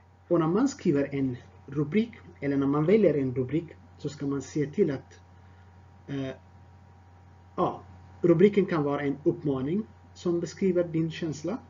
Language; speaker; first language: Swedish; non-native, fluent; Tigrinya